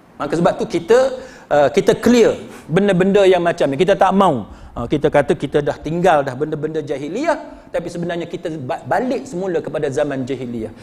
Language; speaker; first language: Malay; native; Malay